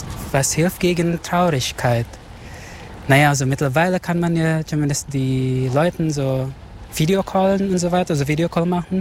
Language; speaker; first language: German; non-native, fluent; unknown